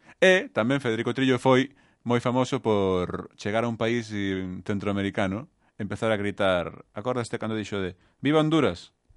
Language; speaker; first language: Galician; native; Galician